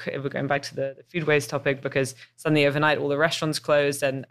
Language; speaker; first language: English; native; English